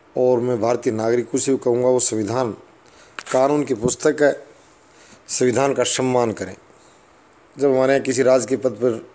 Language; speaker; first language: Hindi; native; Hindi